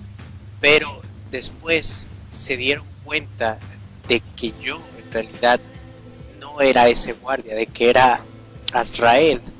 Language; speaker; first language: Spanish; native; Spanish